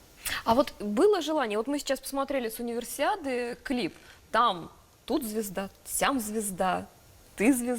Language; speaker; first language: Russian; native; Russian